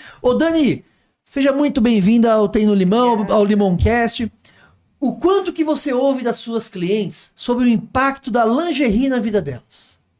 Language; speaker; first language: Portuguese; native; Portuguese